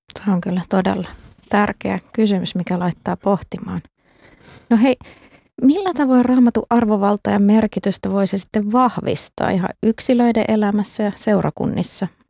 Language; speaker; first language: Finnish; native; Finnish